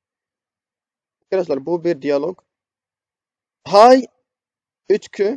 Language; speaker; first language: Turkish; non-native, fluent; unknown